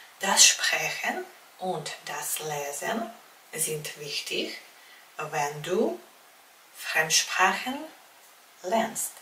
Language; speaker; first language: German; non-native, fluent; Czech